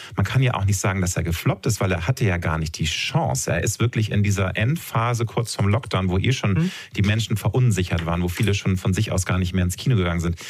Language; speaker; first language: German; native; German